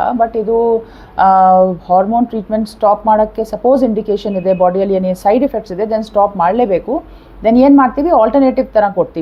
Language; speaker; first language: Kannada; non-native, learner; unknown